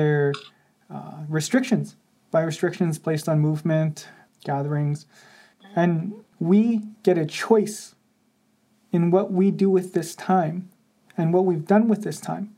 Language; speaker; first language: English; non-native, fluent; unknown